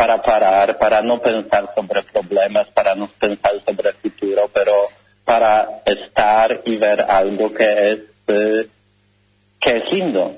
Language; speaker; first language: Spanish; non-native, learner; Polish